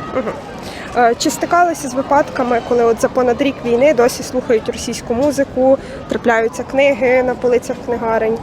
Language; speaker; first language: Ukrainian; native; Ukrainian